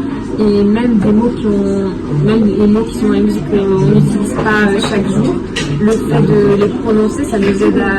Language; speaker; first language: French; early bilingual, heritage; French